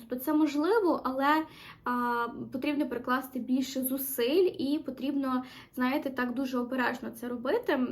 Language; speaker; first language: Ukrainian; non-native, local second language; Russian